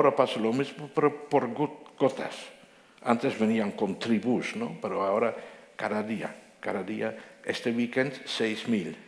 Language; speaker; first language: Spanish; non-native, fluent; Dutch